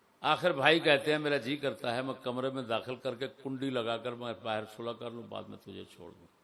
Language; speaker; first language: Urdu; non-native, local second language; Punjabi